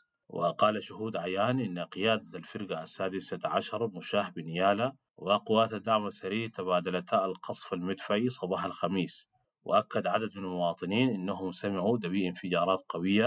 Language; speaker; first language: Arabic; native; Arabic